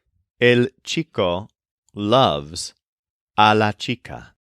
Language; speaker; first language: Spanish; non-native, fluent; English